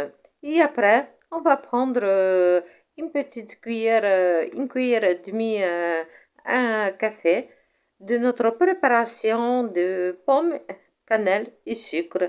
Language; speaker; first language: French; non-native, fluent; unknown